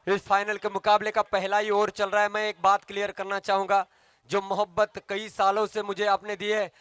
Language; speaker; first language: Hindi; non-native, local second language; Marathi